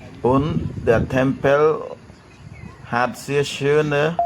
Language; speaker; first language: German; non-native, fluent; Khmer